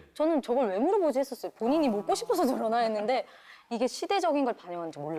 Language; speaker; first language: Korean; native; Korean